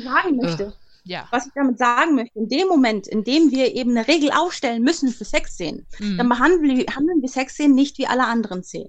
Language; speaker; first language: German; native; German